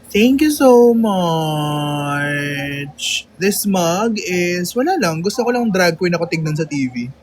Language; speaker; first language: Filipino; native; Filipino